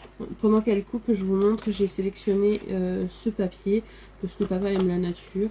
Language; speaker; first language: French; native; French